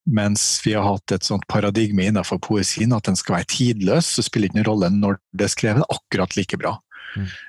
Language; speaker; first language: Norwegian; native; Norwegian